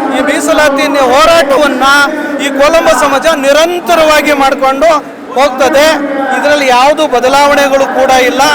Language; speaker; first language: Kannada; native; Kannada